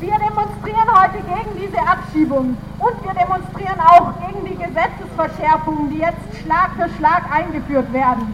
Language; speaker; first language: German; native; German